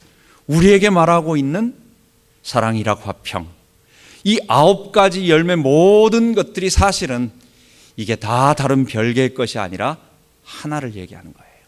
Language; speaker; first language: Korean; native; Korean